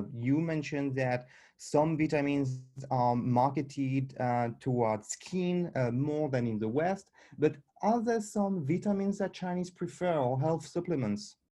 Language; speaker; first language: English; non-native, fluent; French